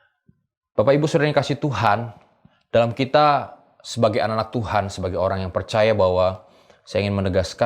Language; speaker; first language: Indonesian; native; Indonesian